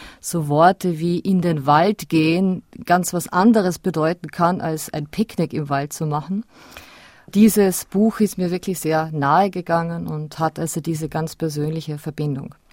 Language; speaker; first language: German; native; German